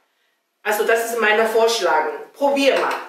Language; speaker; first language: German; non-native, fluent; Chinese